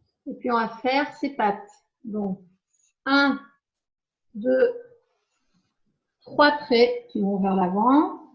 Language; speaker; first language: French; native; French